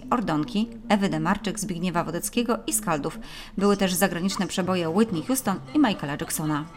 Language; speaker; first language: Polish; native; Polish